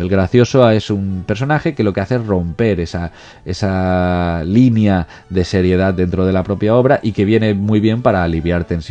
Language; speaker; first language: Spanish; native; Spanish